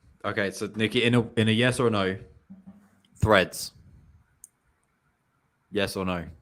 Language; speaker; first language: English; native; English